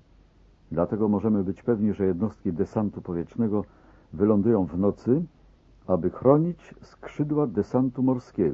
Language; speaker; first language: Polish; native; Polish